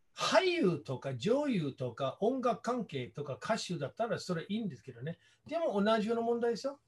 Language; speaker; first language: Japanese; non-native, fluent; English